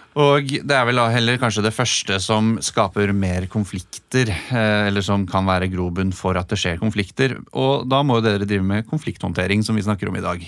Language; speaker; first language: Norwegian; native; Norwegian